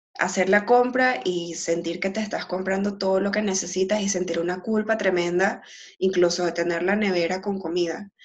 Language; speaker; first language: Spanish; native; Spanish